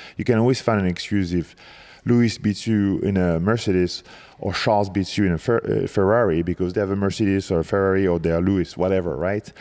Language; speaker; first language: English; non-native, fluent; French